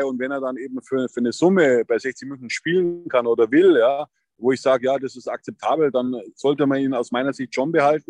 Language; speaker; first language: German; native; German